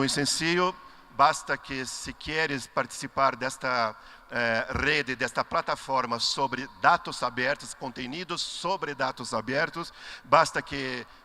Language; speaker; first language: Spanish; non-native, learner; Portuguese